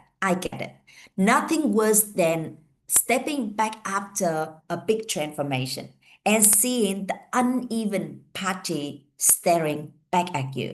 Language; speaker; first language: English; non-native, fluent; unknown